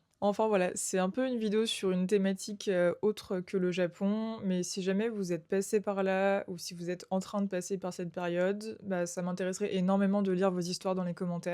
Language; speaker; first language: French; native; French